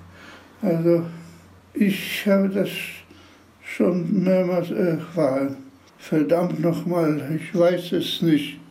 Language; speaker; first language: German; non-native, fluent; Polish